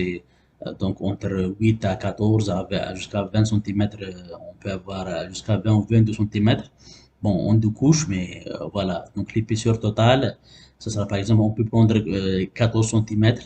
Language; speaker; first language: French; non-native, local second language; Arabic